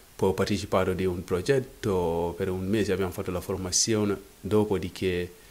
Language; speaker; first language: Italian; non-native, fluent; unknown